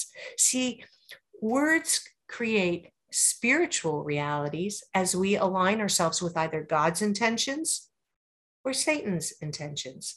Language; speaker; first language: English; native; English